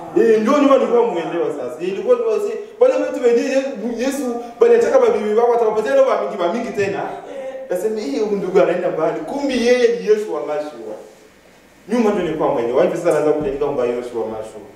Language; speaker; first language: Swahili; non-native, local second language; Nande